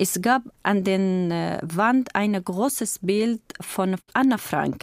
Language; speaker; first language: German; non-native, learner; Kurdish